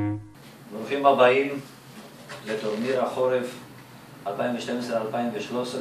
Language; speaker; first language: Hebrew; native; Hebrew